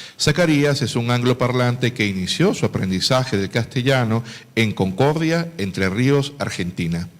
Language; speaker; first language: Spanish; native; Spanish